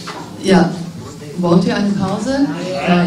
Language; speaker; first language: German; non-native, fluent; English